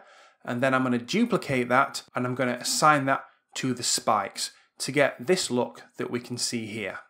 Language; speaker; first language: English; native; English